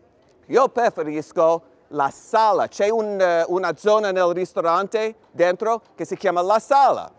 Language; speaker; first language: Italian; non-native, learner; English